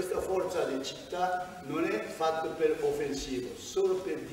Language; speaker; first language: Italian; non-native, learner; Japanese